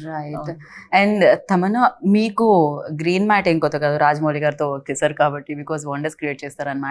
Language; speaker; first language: Telugu; native; Telugu